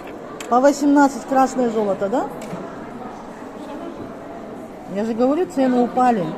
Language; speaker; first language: Russian; non-native, local second language; Kazakh